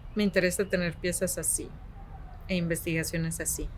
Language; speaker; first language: Spanish; native; Spanish